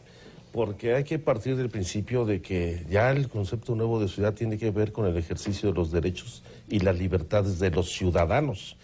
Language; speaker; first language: Spanish; native; Spanish